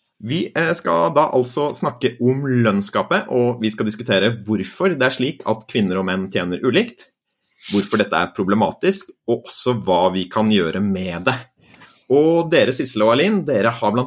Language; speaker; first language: Norwegian; native; Norwegian